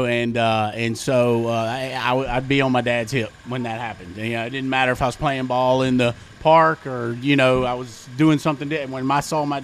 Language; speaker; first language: English; native; English